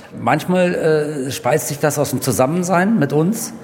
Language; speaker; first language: German; native; German